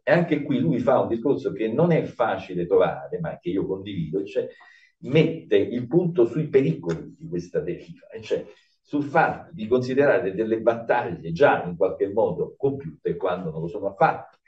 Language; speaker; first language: Italian; native; Italian